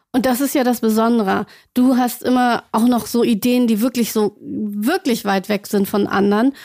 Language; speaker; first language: German; native; German